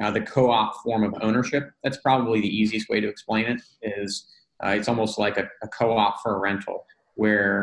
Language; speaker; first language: English; native; English